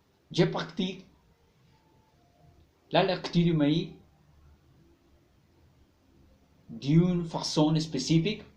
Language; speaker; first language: French; non-native, learner; Spanish